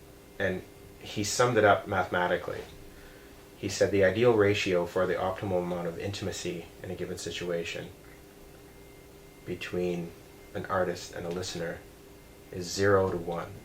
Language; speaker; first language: English; native; English